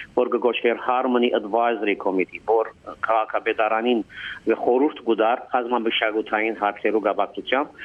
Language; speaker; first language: Armenian; early bilingual, heritage; Armenian